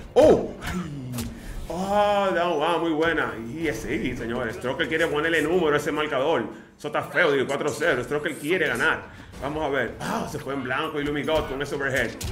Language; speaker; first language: Spanish; native; Spanish